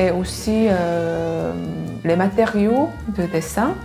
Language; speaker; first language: French; non-native, fluent; Korean